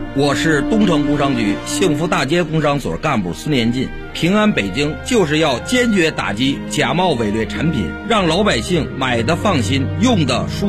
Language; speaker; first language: Chinese; native; Chinese